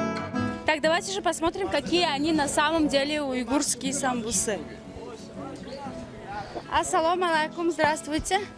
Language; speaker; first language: Russian; non-native, local second language; Tajik